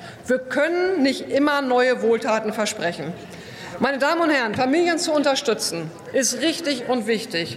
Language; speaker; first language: German; native; German